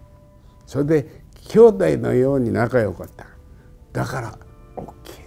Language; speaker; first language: Japanese; native; Japanese